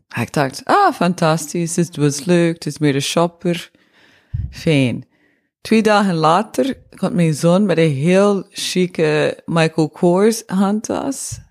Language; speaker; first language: Dutch; non-native, fluent; English